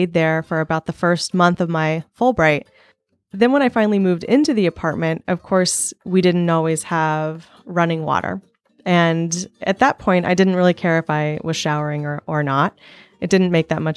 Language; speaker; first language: English; native; English